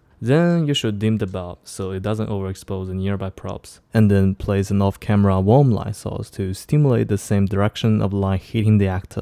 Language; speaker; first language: English; non-native, fluent; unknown